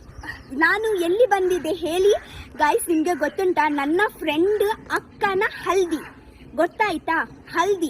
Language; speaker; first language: Kannada; non-native, local second language; Tulu